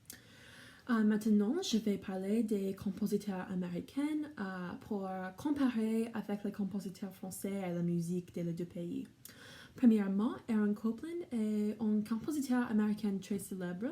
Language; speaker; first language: French; non-native, learner; English